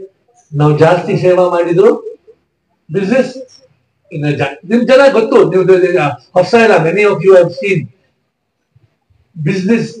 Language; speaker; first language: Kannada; non-native, local second language; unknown